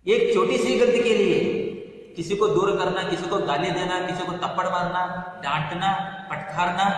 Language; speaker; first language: Hindi; non-native, local second language; Kannada